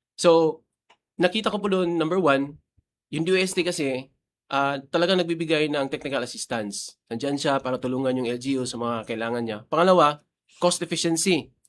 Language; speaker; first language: Filipino; non-native, local second language; Cebuano